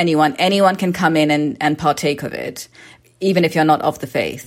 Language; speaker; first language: English; native; English